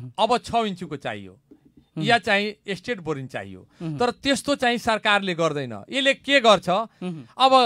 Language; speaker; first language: Nepali; non-native, local second language; Bhojpuri